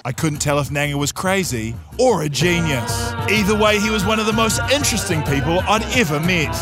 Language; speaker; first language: English; native; English